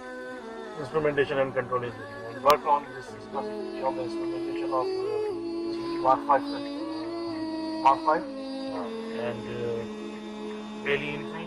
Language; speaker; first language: English; non-native, fluent; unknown